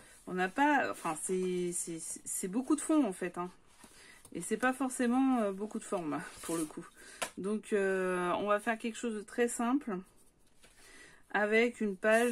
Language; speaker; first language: French; native; French